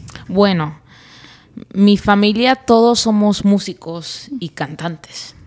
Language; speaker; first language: Spanish; early bilingual, heritage; Spanish